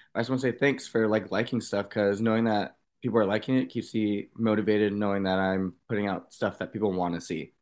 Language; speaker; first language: English; native; English